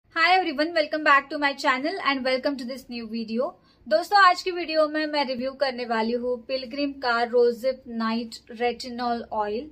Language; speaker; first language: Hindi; native; Hindi